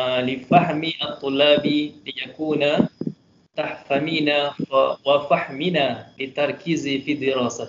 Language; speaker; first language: Arabic; non-native, learner; Malay